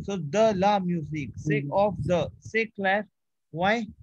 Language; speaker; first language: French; non-native, fluent; Hindi